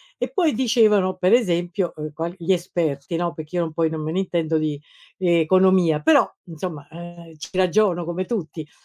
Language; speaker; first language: Italian; native; Italian